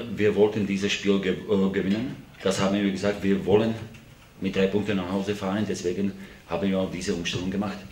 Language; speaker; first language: German; non-native, fluent; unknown